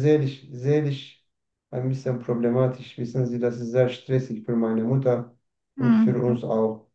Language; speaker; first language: German; non-native, learner; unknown